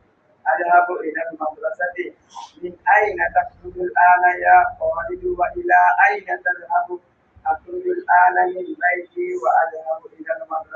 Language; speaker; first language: Arabic; non-native, learner; Bangla